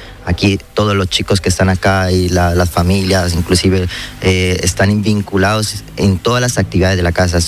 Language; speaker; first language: Spanish; native; Spanish